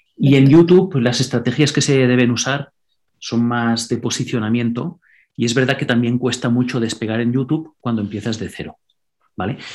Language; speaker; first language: Spanish; non-native, local second language; Catalan